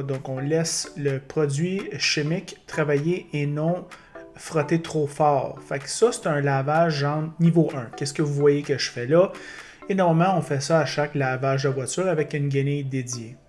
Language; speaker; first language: French; native; French